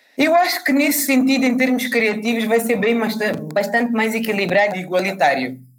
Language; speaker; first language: Portuguese; native; Portuguese